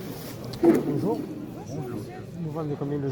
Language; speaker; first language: French; native; French